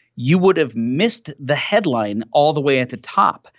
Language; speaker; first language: English; native; English